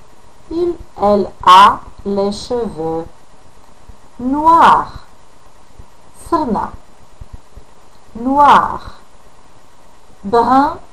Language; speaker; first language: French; non-native, fluent; Macedonian